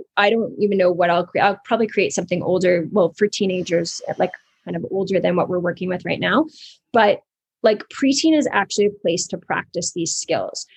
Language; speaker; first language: English; native; English